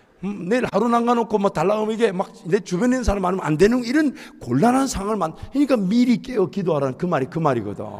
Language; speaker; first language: Korean; native; Korean